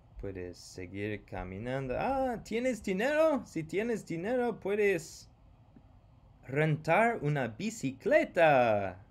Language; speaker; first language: Spanish; non-native, fluent; English